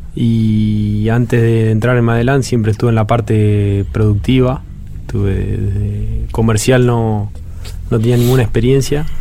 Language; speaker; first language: Spanish; native; Spanish